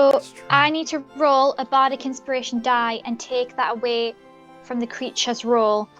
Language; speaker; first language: English; native; English